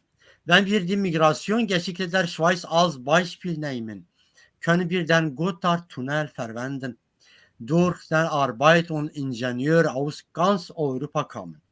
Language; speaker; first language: German; non-native, learner; Kurdish